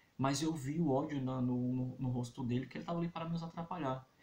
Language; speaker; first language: Portuguese; native; Portuguese